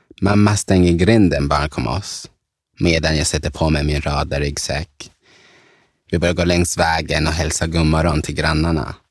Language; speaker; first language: Swedish; early bilingual, other home language; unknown